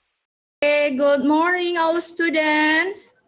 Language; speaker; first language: English; non-native, learner; Indonesian